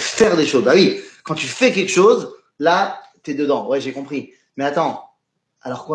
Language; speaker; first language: French; native; French